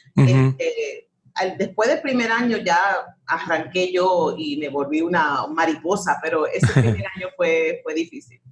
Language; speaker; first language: Spanish; early bilingual, heritage; Spanish